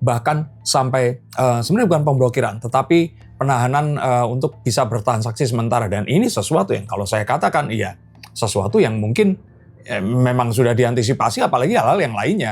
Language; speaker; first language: Indonesian; native; Indonesian